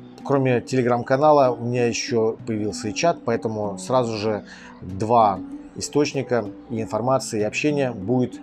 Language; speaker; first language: Russian; native; Russian